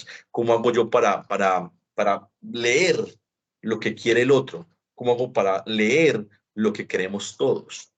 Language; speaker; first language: Spanish; native; Spanish